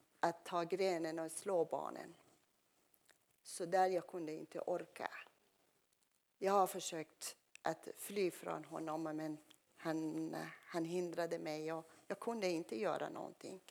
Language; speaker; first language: Swedish; non-native, fluent; Persian